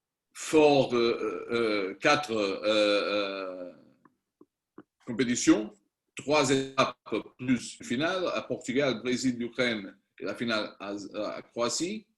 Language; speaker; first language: French; non-native, learner; Spanish